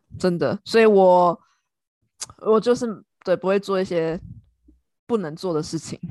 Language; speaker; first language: Chinese; native; Chinese